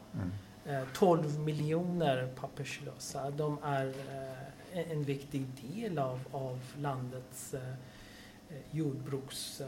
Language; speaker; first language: Swedish; non-native, fluent; Persian